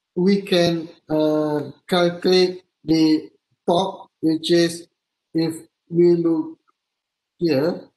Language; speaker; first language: English; non-native, local second language; Malay